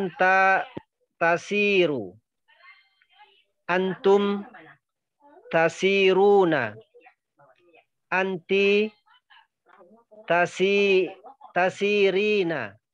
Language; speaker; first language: Arabic; non-native, learner; Indonesian